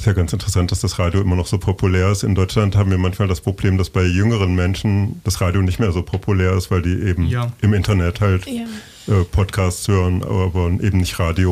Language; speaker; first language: German; native; German